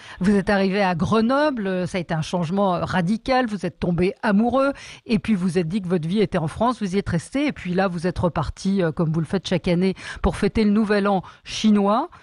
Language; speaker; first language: French; native; French